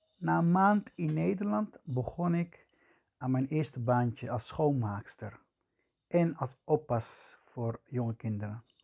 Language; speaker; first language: Dutch; non-native, fluent; Spanish